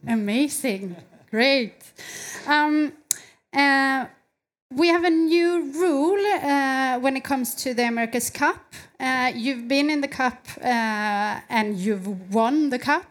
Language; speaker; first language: English; non-native, fluent; Swedish